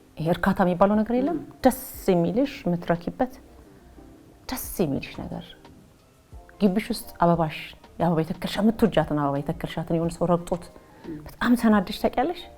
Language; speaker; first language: Amharic; native; Amharic